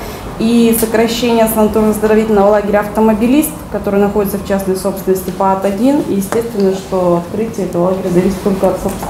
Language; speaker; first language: Russian; native; Russian